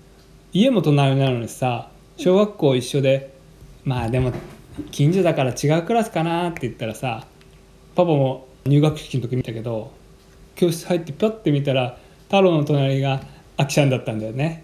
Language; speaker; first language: Japanese; native; Japanese